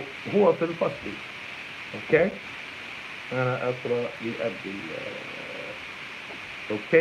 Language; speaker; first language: Arabic; non-native, fluent; English